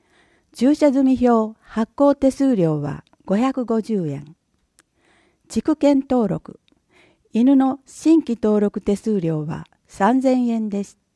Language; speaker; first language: Japanese; native; Japanese